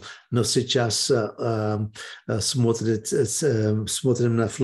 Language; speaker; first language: Russian; early bilingual, heritage; Russian